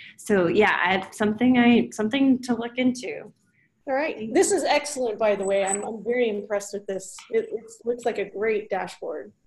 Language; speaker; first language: English; native; English